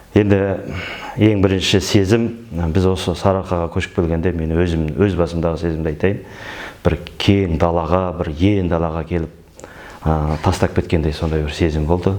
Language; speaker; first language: Kazakh; early bilingual, heritage; Kazakh